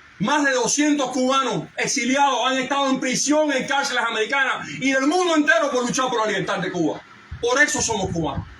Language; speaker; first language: Spanish; early bilingual, heritage; Spanish